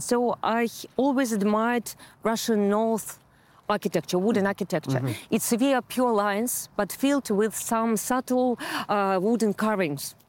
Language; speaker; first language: English; non-native, fluent; Russian